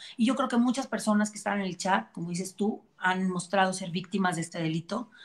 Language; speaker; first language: Spanish; native; Spanish